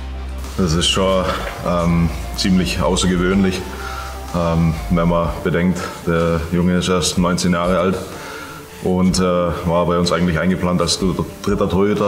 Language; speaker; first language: German; native; German